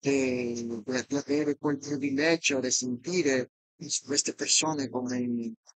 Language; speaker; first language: Italian; non-native, fluent; Spanish